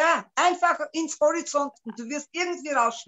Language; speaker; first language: German; non-native, local second language; Turkish